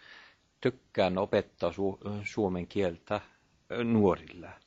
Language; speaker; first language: Finnish; non-native, fluent; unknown